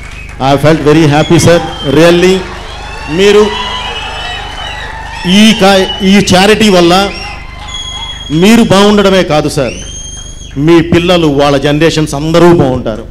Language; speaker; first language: Telugu; native; Telugu